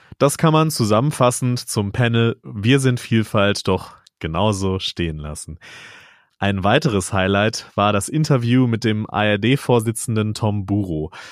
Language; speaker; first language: German; native; German